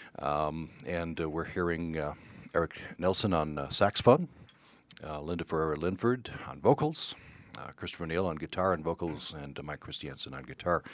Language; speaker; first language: English; native; English